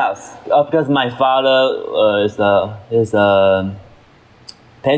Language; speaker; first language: English; non-native, learner; Chinese